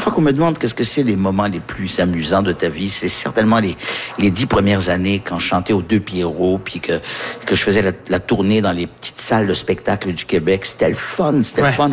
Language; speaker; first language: French; early bilingual, other home language; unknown